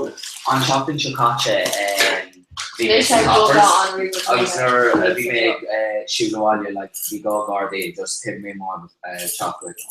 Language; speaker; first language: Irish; non-native, local second language; English